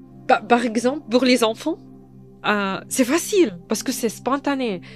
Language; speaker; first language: French; non-native, fluent; Arabic